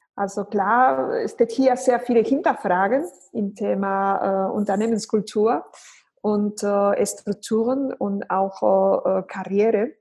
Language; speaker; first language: German; non-native, fluent; Spanish